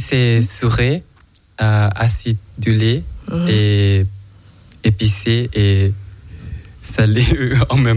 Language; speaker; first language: French; non-native, learner; Thai